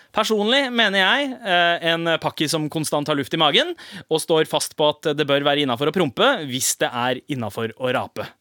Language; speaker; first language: Norwegian; early bilingual, other home language; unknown